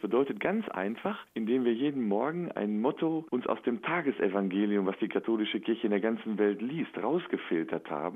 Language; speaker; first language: German; native; German